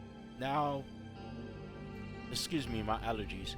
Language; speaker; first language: English; native; English